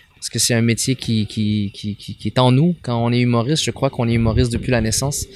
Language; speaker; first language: French; native; French